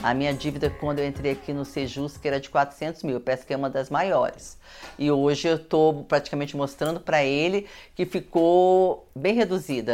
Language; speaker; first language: Portuguese; native; Portuguese